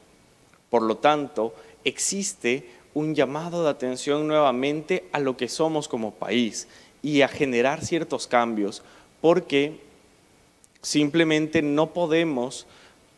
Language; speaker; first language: Spanish; native; Spanish